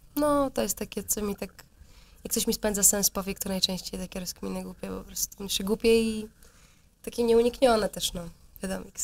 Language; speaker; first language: Polish; native; Polish